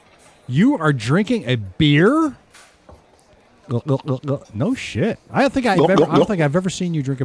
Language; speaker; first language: English; native; English